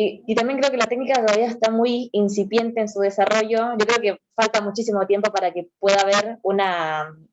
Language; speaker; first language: Spanish; native; Spanish